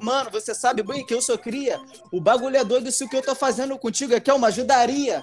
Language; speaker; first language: Portuguese; native; Portuguese